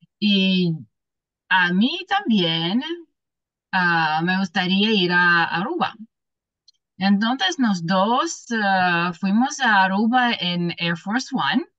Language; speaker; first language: Spanish; non-native, learner; English